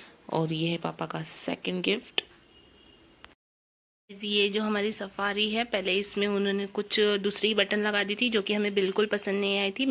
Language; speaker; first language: Hindi; native; Hindi